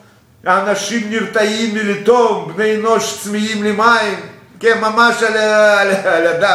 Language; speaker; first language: Hebrew; non-native, fluent; Russian